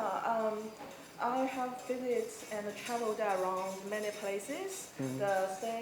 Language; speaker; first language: English; non-native, fluent; Chinese